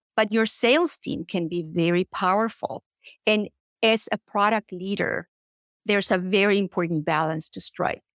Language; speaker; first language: English; non-native, fluent; Spanish